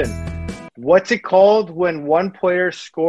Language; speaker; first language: English; native; English